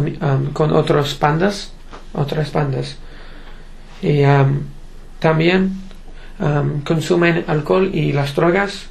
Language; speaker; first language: Spanish; non-native, learner; English